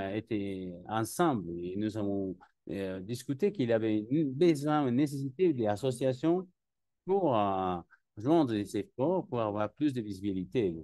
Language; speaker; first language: French; non-native, learner; Spanish